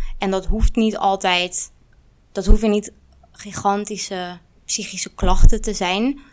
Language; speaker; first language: Dutch; early bilingual, other home language; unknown